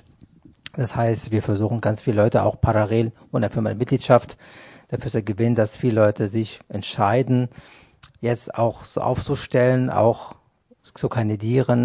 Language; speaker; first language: German; non-native, fluent; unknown